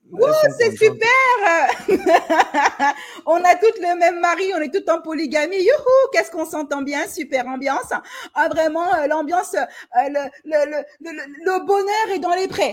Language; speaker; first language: French; native; French